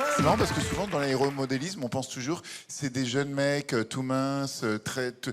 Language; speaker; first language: French; native; French